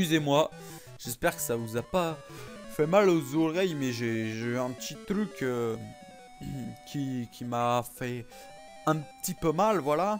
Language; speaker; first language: French; native; French